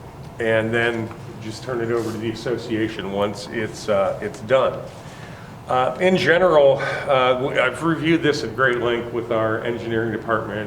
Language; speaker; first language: English; native; English